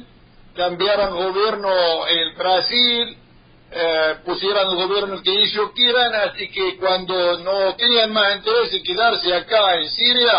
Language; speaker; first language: Spanish; non-native, learner; Arabic